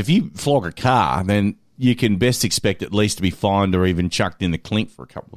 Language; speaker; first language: English; native; English